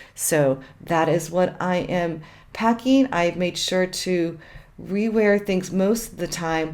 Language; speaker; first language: English; native; English